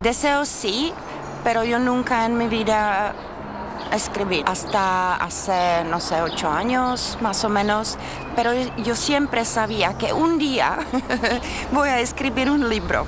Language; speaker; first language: Spanish; non-native, fluent; Czech